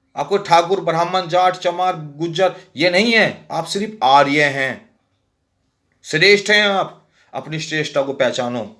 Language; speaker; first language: Hindi; native; Hindi